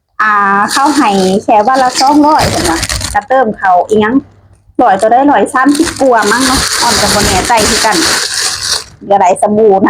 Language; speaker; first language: Thai; non-native, local second language; Lao